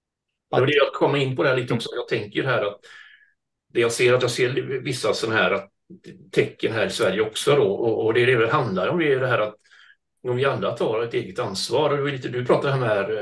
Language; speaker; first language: Swedish; native; Swedish